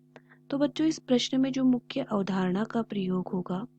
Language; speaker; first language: Hindi; native; Hindi